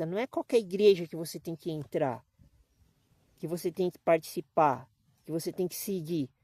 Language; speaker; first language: Portuguese; native; Portuguese